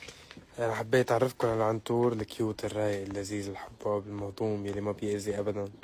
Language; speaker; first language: Arabic; native; Arabic